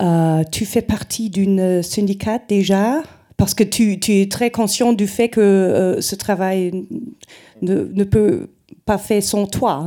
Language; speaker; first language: French; non-native, fluent; German